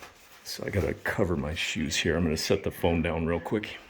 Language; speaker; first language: English; native; English